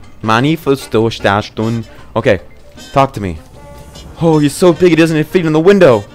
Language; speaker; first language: English; native; English